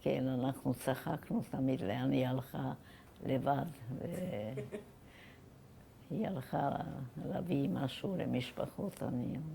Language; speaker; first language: Hebrew; non-native, fluent; German